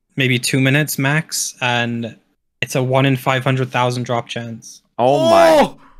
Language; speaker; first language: English; native; English